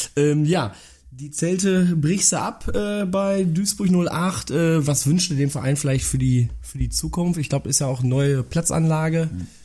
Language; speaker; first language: German; native; German